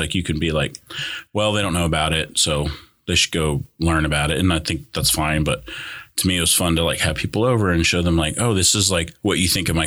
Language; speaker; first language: English; early bilingual, other home language; Spanish